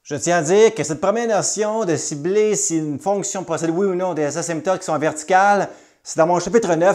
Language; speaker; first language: French; native; French